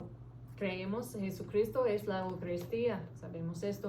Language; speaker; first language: Spanish; early bilingual, heritage; English